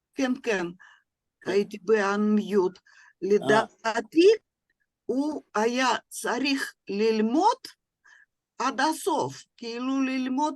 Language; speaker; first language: Hebrew; non-native, fluent; Russian